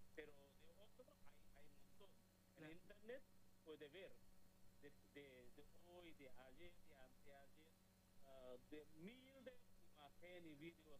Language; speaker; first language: Spanish; non-native, learner; Bangla